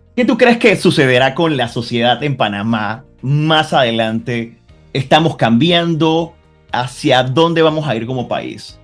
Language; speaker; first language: Spanish; native; Spanish